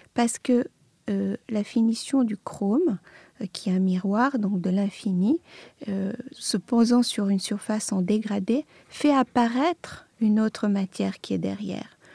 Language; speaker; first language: French; non-native, fluent; Serbian